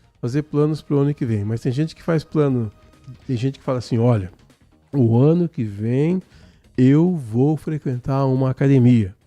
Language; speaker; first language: Portuguese; native; Portuguese